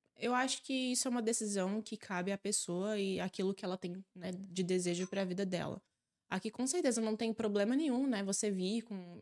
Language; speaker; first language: Portuguese; native; Portuguese